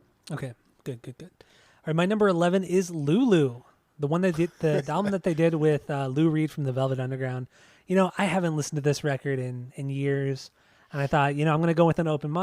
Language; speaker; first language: English; native; English